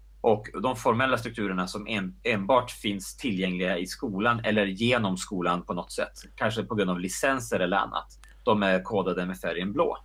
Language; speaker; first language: Swedish; native; Swedish